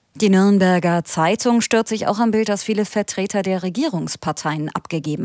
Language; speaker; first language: German; native; German